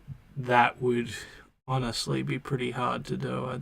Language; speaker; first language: English; native; English